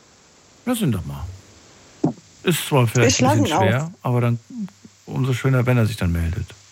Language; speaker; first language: German; native; German